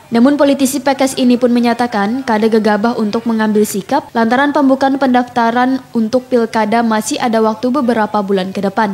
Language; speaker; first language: Indonesian; native; Indonesian